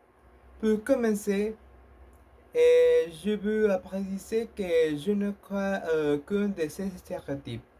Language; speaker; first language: French; non-native, learner; Spanish